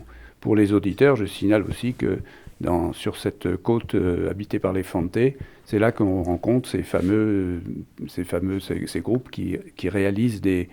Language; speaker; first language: French; native; French